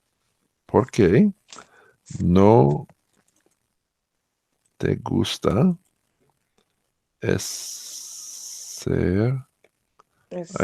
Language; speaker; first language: Spanish; non-native, learner; English